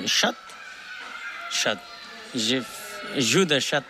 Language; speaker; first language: French; non-native, learner; Persian